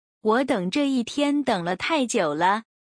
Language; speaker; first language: Chinese; native; Chinese